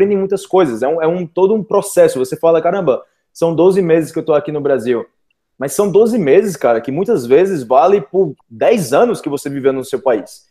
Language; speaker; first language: Portuguese; native; Portuguese